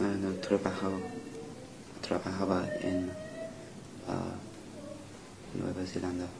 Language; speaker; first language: Spanish; non-native, learner; English